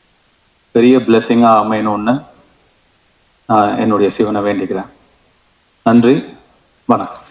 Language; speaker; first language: Tamil; native; Tamil